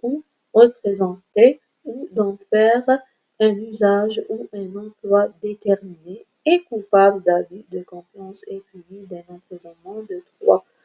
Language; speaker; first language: French; non-native, local second language; Arabic